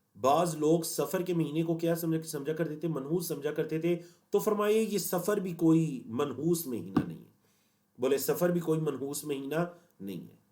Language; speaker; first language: Urdu; native; Urdu